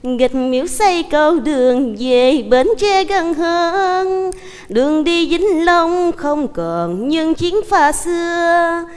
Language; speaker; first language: Vietnamese; native; Vietnamese